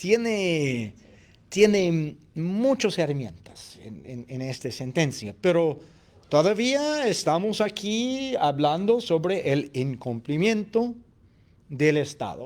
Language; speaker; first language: Spanish; non-native, fluent; English